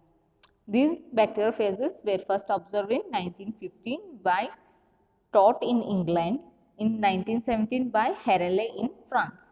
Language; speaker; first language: English; non-native, local second language; Kannada